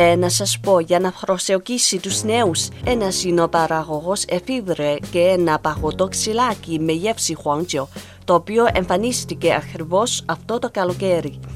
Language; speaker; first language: Greek; non-native, fluent; Chinese